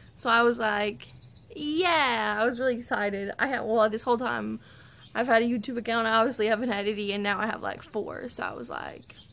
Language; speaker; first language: English; native; English